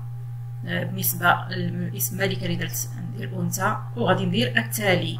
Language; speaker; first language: Arabic; native; Arabic